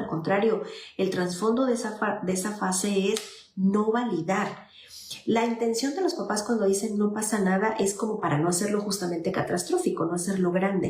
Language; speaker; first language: Spanish; native; Spanish